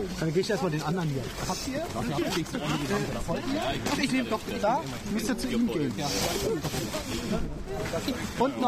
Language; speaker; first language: German; native; German